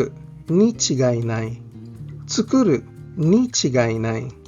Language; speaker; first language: Japanese; non-native, fluent; English